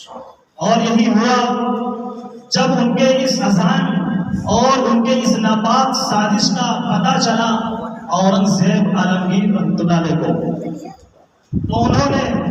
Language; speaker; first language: Urdu; native; Urdu